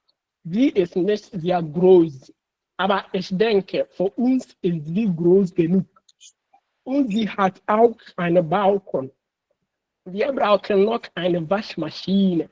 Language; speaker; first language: German; non-native, learner; Akan